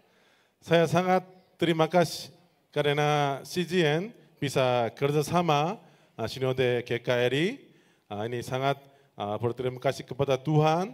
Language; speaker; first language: Indonesian; non-native, learner; Korean